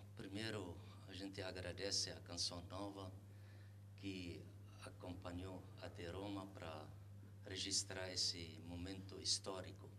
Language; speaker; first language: Portuguese; non-native, fluent; Arabic